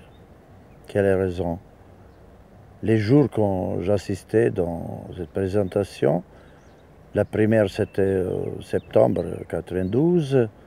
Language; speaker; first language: French; non-native, fluent; Serbian